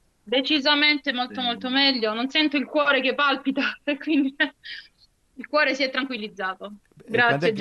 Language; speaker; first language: Italian; native; Italian